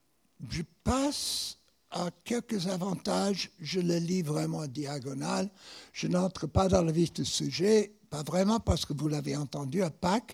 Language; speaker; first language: French; non-native, fluent; English